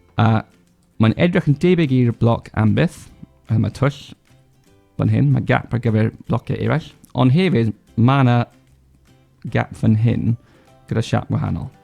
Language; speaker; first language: Welsh; non-native, local second language; English